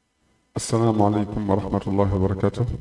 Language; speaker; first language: Arabic; non-native, fluent; Indonesian